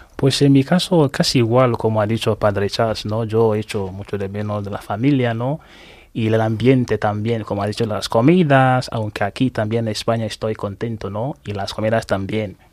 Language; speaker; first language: Spanish; non-native, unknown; Igbo